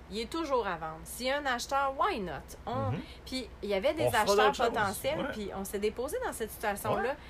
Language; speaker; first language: French; native; French